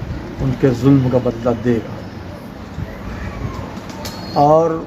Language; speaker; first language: Urdu; native; Urdu